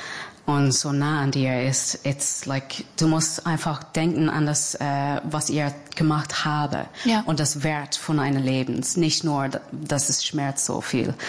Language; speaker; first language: German; non-native, fluent; English